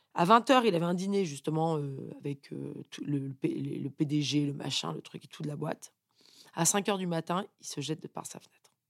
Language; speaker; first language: French; native; French